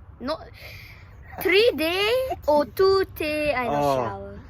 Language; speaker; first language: English; non-native, learner; Thai